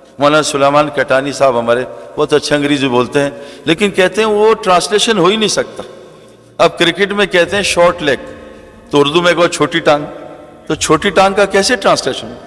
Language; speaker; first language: Urdu; native; Urdu